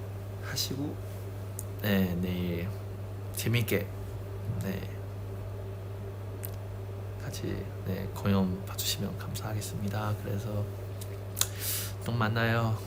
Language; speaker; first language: Korean; non-native, fluent; Chinese